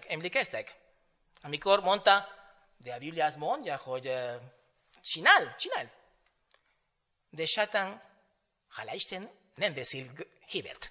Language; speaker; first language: Hungarian; non-native, learner; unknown